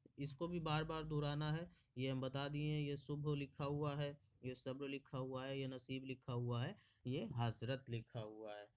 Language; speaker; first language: Hindi; native; Hindi